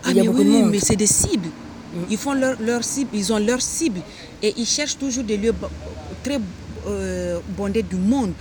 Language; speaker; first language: French; non-native, local second language; Hausa